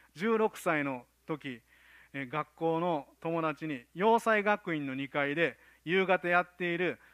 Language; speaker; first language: Japanese; native; Japanese